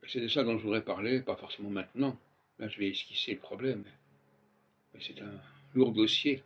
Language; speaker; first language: French; native; French